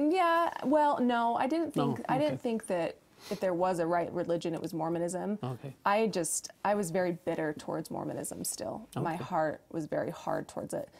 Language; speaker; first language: English; native; English